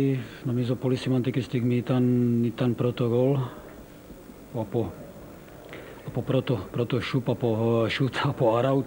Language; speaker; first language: Greek; non-native, fluent; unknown